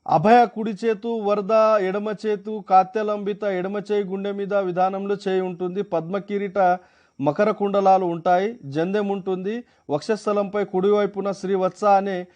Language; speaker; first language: Telugu; non-native, local second language; Marathi